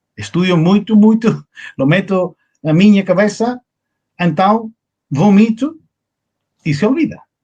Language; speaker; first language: Portuguese; non-native, learner; Spanish